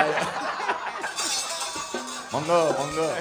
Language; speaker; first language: Indonesian; non-native, fluent; French